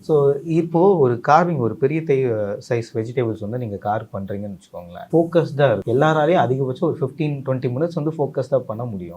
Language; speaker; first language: Tamil; native; Tamil